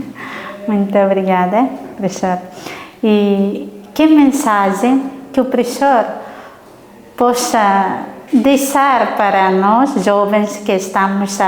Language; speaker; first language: Portuguese; non-native, learner; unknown